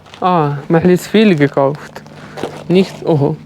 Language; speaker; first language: German; non-native, learner; Ukrainian